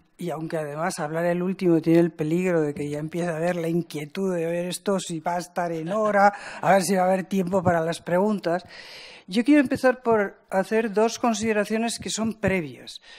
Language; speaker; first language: Spanish; native; Spanish